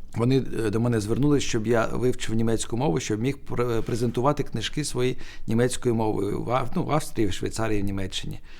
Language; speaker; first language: Ukrainian; non-native, local second language; Russian